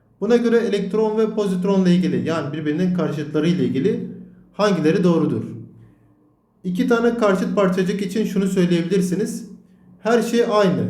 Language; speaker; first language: Turkish; native; Turkish